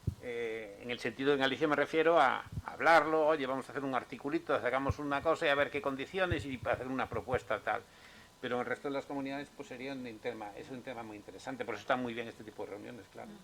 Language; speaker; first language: Spanish; native; Spanish